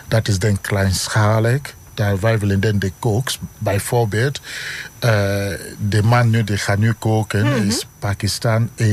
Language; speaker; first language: Dutch; non-native, fluent; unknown